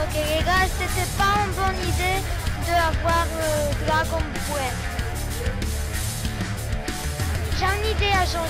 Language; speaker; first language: French; non-native, learner; English